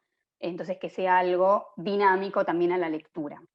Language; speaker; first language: Spanish; native; Spanish